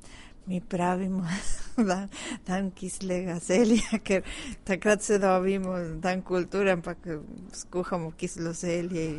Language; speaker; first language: Slovenian; early bilingual, heritage; Spanish